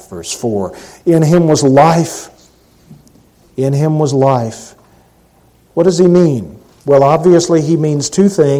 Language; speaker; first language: English; native; English